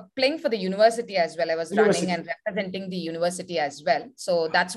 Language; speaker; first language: English; non-native, local second language; Tamil